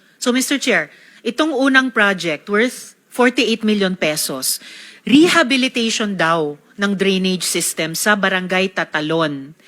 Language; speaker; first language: Filipino; native; Filipino